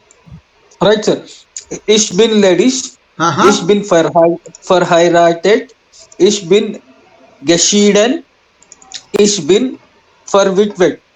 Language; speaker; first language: German; non-native, learner; Hindi